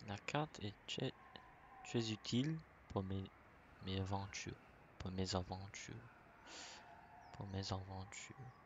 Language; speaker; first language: French; non-native, learner; English